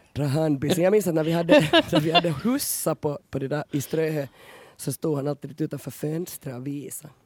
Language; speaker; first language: Swedish; native; Swedish